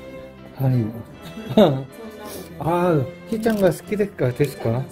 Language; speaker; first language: Japanese; non-native, learner; Korean